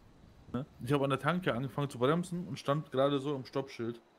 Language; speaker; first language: German; native; German